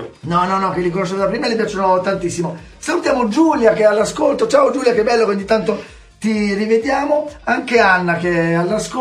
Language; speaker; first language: Italian; native; Italian